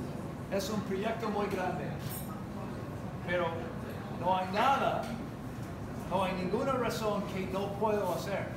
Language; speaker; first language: Spanish; non-native, learner; English